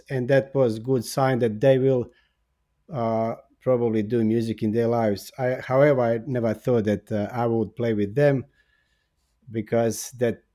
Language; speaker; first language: English; non-native, fluent; Bosnian